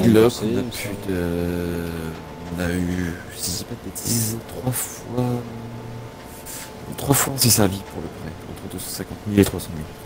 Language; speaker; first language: French; native; French